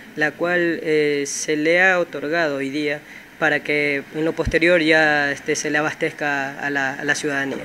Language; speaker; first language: Spanish; native; Spanish